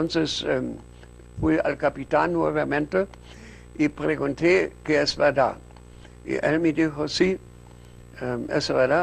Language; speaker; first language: Spanish; non-native, fluent; German